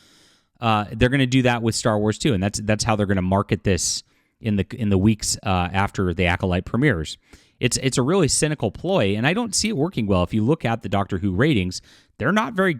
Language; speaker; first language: English; native; English